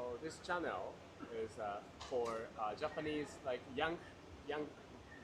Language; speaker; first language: English; non-native, learner; Japanese